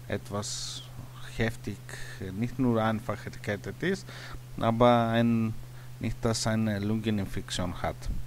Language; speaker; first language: German; non-native, learner; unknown